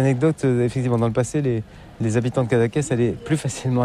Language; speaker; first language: French; native; French